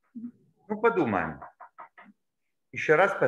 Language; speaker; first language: Russian; non-native, learner; Bulgarian